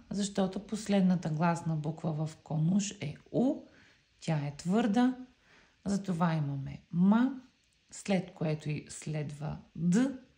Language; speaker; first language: Bulgarian; non-native, local second language; Turkish